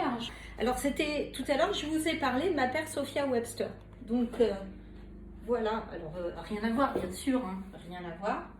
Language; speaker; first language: French; native; French